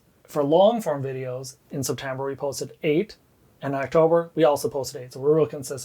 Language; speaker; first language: English; native; English